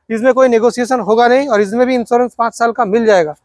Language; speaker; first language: Hindi; non-native, local second language; Bangla